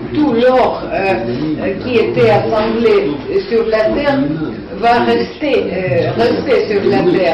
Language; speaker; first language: French; non-native, learner; Russian